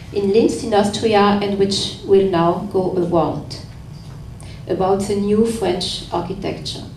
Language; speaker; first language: English; non-native, fluent; French